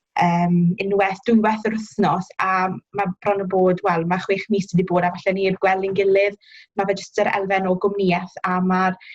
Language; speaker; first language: Welsh; native; Welsh